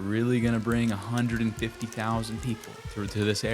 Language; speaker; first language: English; native; English